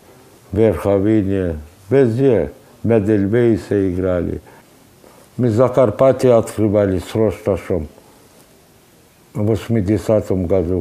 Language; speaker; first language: Russian; non-native, local second language; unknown